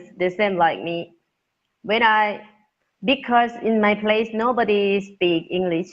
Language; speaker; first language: English; non-native, learner; Thai